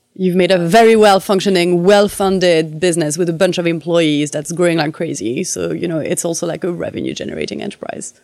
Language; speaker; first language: English; non-native, fluent; French